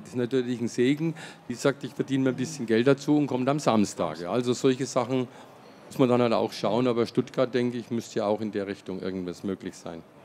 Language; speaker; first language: German; native; German